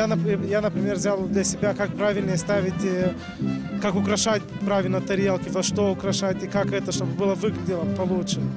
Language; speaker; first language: Russian; non-native, local second language; Romanian